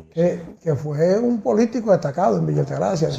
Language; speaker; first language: Spanish; native; Spanish